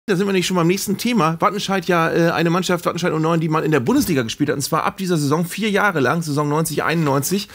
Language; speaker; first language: German; native; German